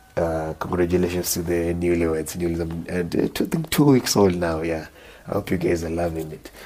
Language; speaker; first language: English; non-native, local second language; Luo (Kenya and Tanzania)